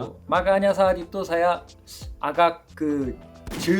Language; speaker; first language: Indonesian; non-native, fluent; Korean